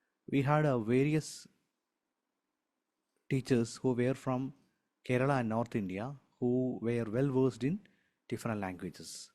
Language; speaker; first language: English; non-native, local second language; Malayalam